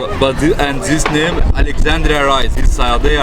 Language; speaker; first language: English; non-native, learner; Arabic